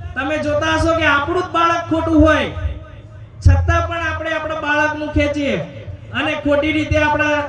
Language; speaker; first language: Gujarati; non-native, local second language; Rathawi